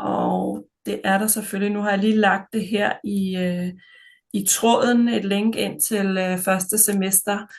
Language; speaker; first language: Danish; native; Danish